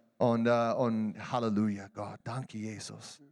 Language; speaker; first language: German; non-native, learner; English